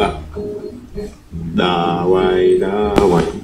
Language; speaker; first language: Russian; non-native, learner; Indonesian